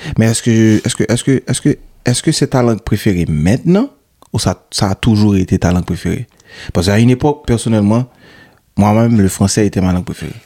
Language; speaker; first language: French; non-native, local second language; Haitian Creole